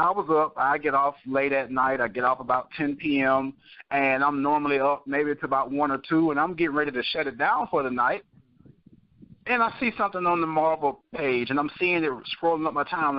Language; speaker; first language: English; native; English